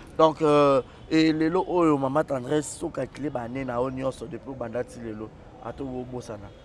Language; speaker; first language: Lingala; native; Lingala